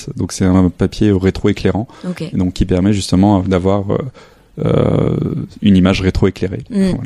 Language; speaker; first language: French; native; French